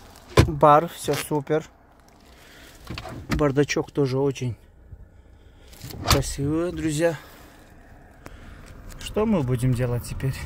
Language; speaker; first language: Russian; non-native, learner; Uzbek